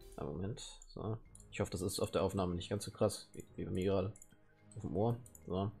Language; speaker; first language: German; native; German